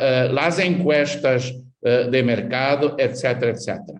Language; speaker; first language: Spanish; non-native, fluent; Portuguese